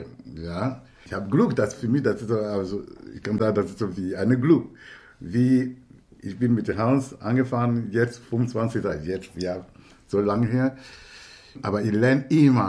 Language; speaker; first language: German; non-native, fluent; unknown